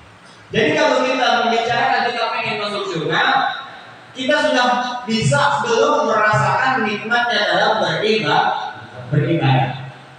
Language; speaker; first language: Indonesian; native; Indonesian